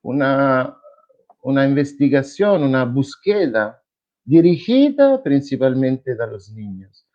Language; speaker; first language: Spanish; non-native, fluent; Italian